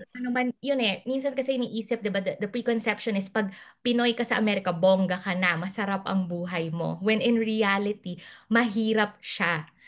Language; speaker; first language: Filipino; native; Filipino